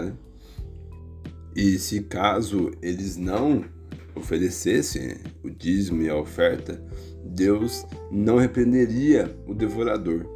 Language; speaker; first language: Portuguese; native; Portuguese